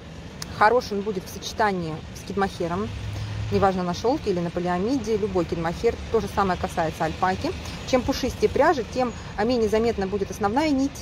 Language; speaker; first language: Russian; native; Russian